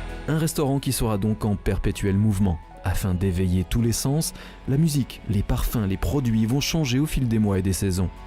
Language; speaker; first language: French; native; French